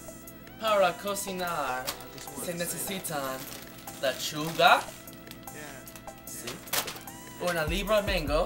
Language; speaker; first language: Spanish; non-native, learner; English